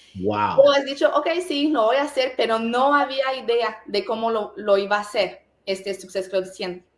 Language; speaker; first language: Spanish; non-native, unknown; French